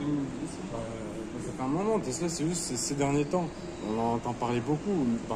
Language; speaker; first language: French; native; French